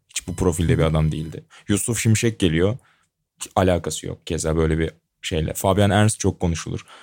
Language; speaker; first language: Turkish; native; Turkish